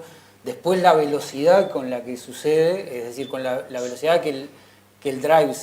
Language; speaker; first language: Spanish; native; Spanish